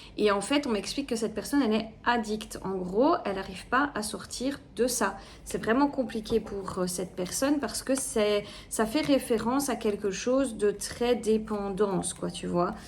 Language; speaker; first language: French; native; French